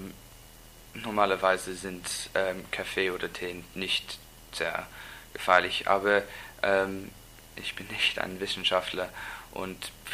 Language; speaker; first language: German; non-native, learner; English